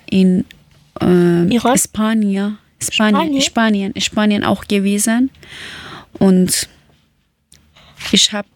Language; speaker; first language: German; non-native, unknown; Persian